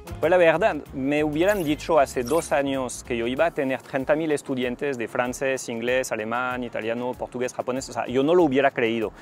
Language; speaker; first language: Spanish; non-native, fluent; French